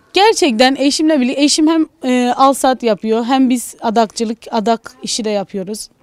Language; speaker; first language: Turkish; native; Turkish